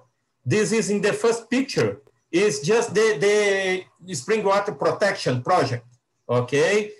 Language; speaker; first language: English; non-native, learner; Portuguese